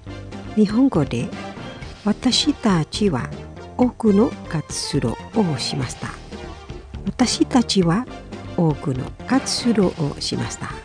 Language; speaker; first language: Japanese; non-native, fluent; Indonesian